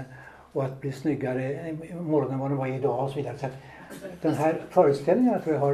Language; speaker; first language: Swedish; native; Swedish